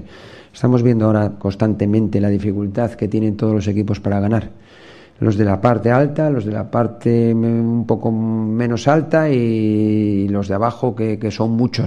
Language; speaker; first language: Spanish; native; Spanish